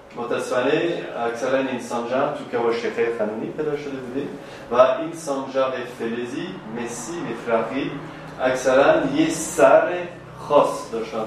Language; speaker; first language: Persian; non-native, fluent; French